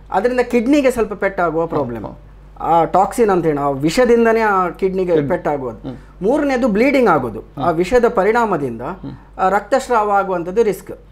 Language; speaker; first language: Kannada; non-native, local second language; Tulu